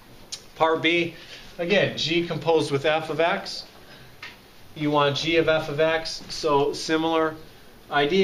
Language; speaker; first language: English; native; English